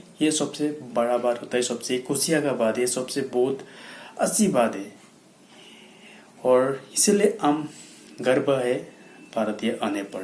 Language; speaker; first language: Hindi; non-native, local second language; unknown